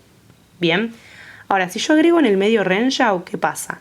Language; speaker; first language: Spanish; native; Spanish